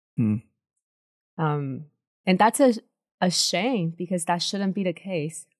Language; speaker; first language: English; early bilingual, other home language; Chinese